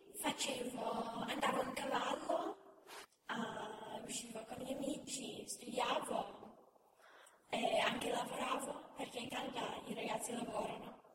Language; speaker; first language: Italian; non-native, learner; English